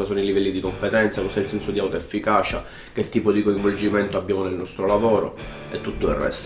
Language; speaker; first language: Italian; native; Italian